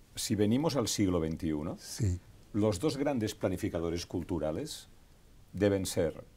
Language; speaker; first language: Spanish; native; Spanish